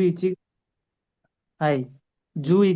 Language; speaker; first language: Japanese; non-native, learner; Bangla